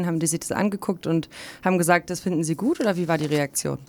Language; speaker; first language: German; native; German